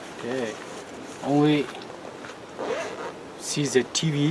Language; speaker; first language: English; non-native, learner; Tajik